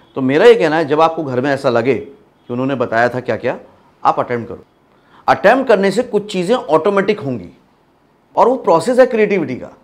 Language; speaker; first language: Hindi; native; Hindi